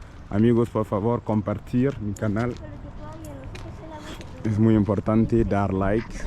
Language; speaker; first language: Spanish; non-native, learner; French